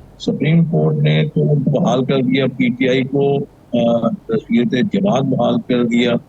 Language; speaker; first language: Urdu; non-native, local second language; Punjabi